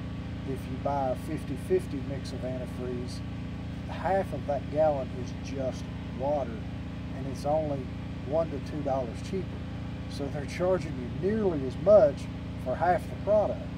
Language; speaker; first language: English; native; English